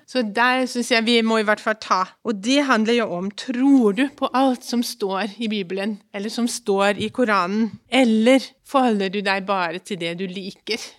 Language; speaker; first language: Norwegian; native; Norwegian